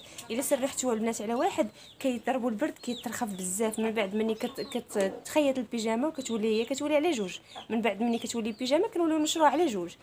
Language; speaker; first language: Arabic; native; Arabic